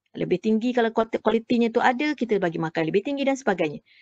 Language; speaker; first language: Malay; native; Malay